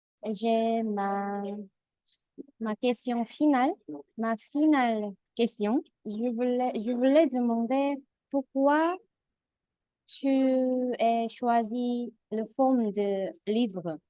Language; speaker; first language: French; non-native, learner; Korean